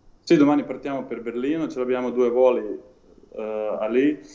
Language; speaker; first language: Italian; non-native, learner; Serbian